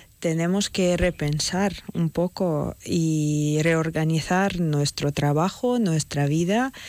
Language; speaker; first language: Spanish; non-native, fluent; Ukrainian